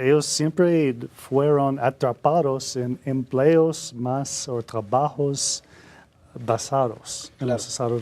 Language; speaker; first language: Spanish; non-native, fluent; English